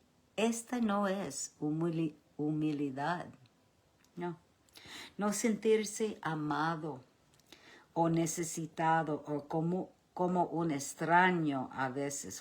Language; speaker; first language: Spanish; early bilingual, heritage; Spanish